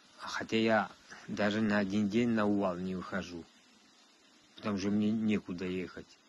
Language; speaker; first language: Russian; non-native, local second language; Tajik